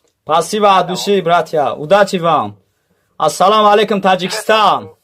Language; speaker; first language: Russian; non-native, local second language; Tajik